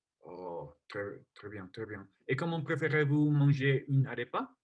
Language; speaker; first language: French; non-native, learner; Spanish